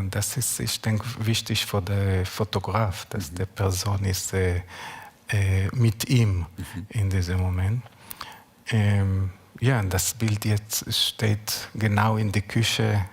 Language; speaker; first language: German; non-native, learner; Hebrew